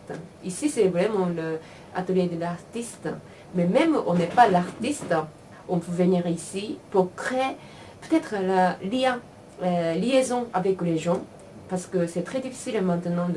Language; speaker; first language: French; non-native, learner; Japanese